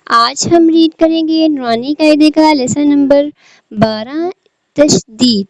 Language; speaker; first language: Urdu; native; Urdu